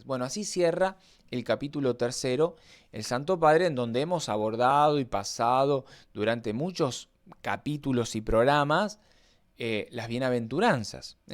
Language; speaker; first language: Spanish; native; Spanish